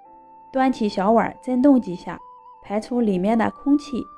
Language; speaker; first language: Chinese; native; Chinese